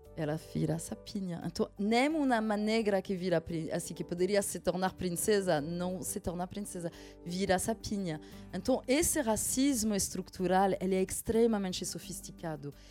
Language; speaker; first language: Portuguese; non-native, fluent; French